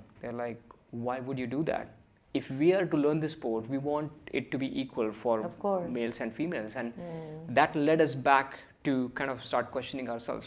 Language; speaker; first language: English; early bilingual, other home language; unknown